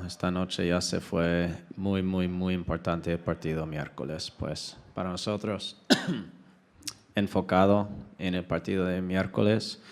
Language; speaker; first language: Spanish; non-native, fluent; English